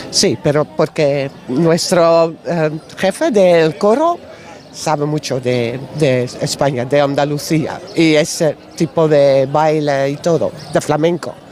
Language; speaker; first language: Spanish; non-native, learner; Dutch